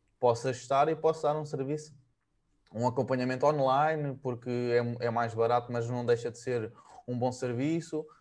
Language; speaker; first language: Portuguese; native; Portuguese